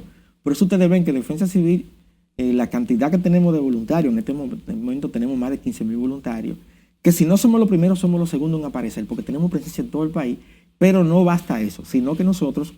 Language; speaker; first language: Spanish; native; Spanish